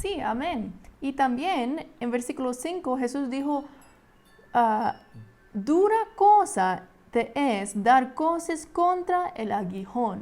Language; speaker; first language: Spanish; non-native, fluent; English